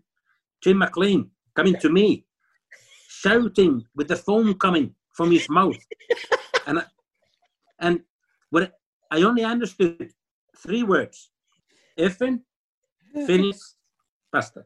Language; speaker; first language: English; non-native, fluent; Finnish